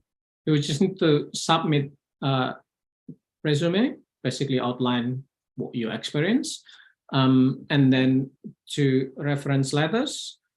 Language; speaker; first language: English; non-native, fluent; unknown